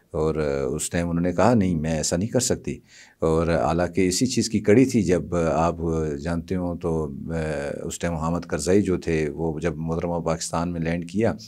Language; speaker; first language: Urdu; non-native, local second language; Punjabi